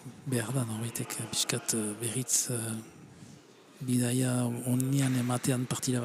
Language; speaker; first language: Basque; native; Basque